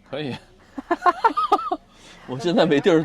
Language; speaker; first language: Chinese; native; Chinese